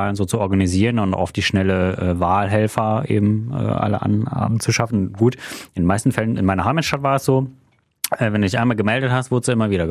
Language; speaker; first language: German; native; German